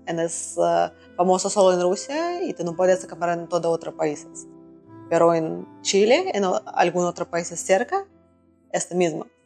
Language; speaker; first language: Spanish; non-native, learner; Russian